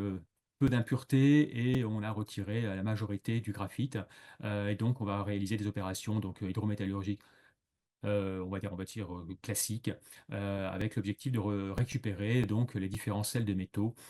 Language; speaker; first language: French; native; French